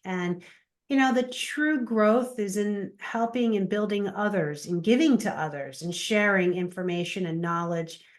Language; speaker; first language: English; native; English